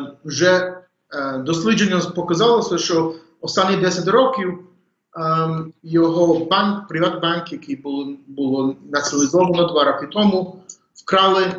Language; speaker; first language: Ukrainian; early bilingual, heritage; English